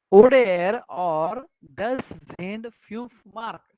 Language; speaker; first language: German; non-native, fluent; Marathi